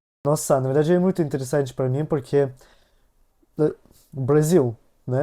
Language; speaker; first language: Portuguese; non-native, learner; Russian